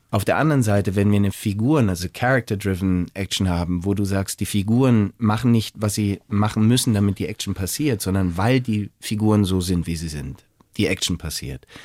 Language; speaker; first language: German; native; German